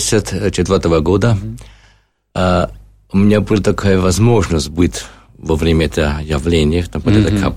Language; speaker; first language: Russian; non-native, learner; German